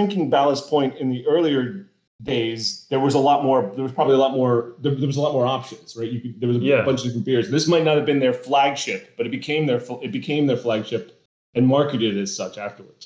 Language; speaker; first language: English; native; English